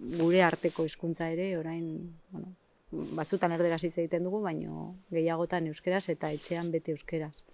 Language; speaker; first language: Basque; non-native, local second language; Spanish